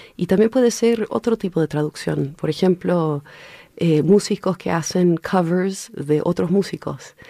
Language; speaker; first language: Spanish; early bilingual, heritage; Spanish